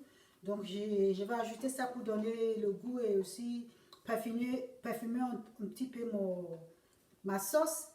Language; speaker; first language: French; non-native, learner; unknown